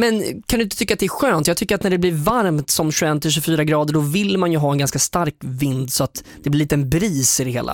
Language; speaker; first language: Swedish; native; Swedish